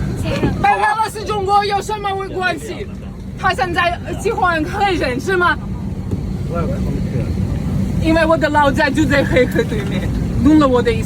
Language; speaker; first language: Chinese; non-native, learner; Russian